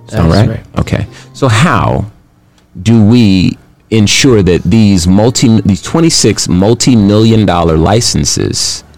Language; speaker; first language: English; native; English